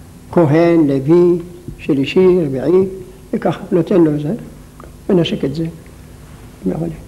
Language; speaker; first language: Hebrew; non-native, local second language; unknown